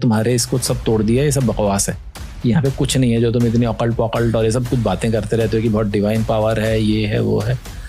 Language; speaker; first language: Hindi; native; Hindi